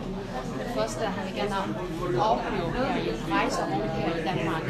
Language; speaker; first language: Danish; non-native, fluent; Chinese